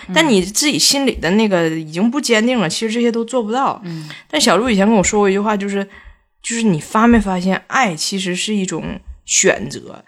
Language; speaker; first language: Chinese; native; Chinese